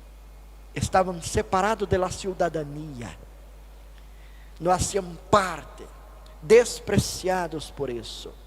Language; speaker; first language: Spanish; non-native, fluent; Portuguese